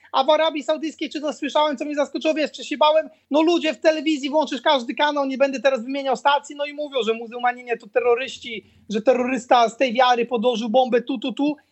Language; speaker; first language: Polish; native; Polish